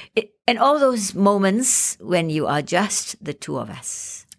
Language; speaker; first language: English; non-native, local second language; Malay